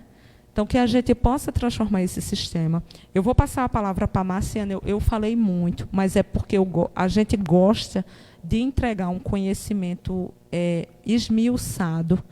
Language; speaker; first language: Portuguese; native; Portuguese